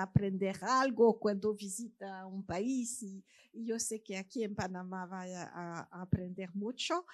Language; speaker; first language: Spanish; non-native, fluent; French